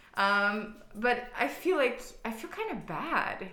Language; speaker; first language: English; non-native, fluent; Portuguese